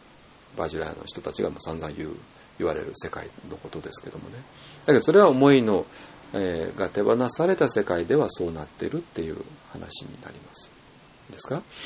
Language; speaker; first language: Japanese; native; Japanese